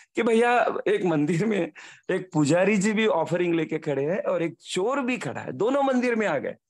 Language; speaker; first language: Hindi; non-native, local second language; Marathi